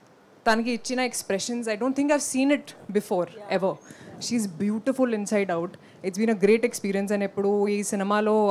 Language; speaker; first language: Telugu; non-native, fluent; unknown